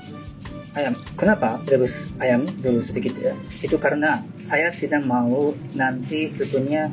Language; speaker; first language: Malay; non-native, learner; Japanese